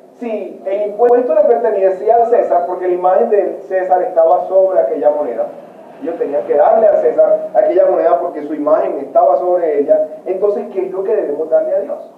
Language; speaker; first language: Spanish; native; Spanish